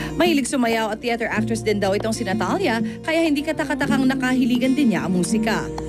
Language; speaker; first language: Filipino; native; Filipino